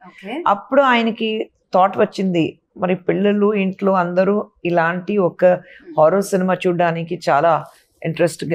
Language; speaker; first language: Telugu; non-native, fluent; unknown